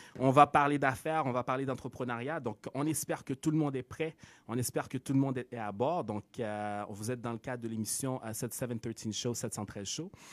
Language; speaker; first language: French; native; French